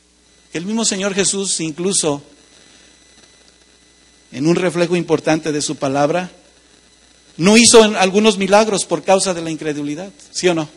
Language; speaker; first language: Spanish; native; Spanish